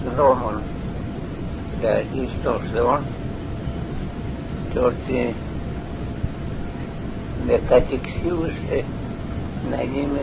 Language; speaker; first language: Greek; non-native, learner; Russian